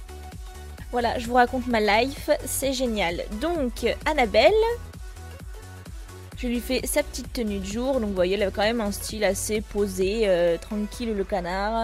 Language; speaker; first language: French; native; French